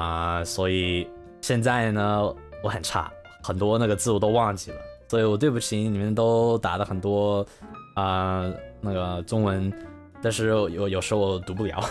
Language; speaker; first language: Chinese; non-native, learner; English